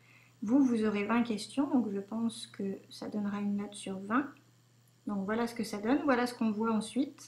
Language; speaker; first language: French; native; French